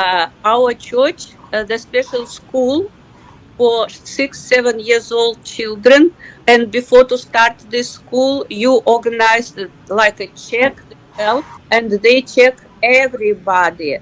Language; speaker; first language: English; non-native, learner; Russian